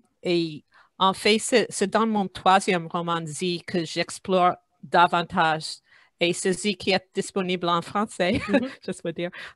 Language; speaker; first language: French; non-native, fluent; English